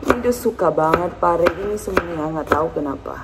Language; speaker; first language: Indonesian; native; Indonesian